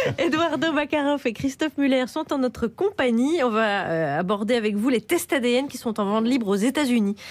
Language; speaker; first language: French; native; French